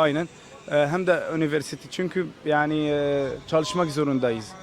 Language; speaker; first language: Turkish; non-native, learner; Arabic